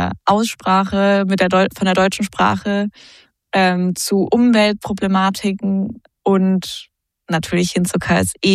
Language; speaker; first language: German; native; German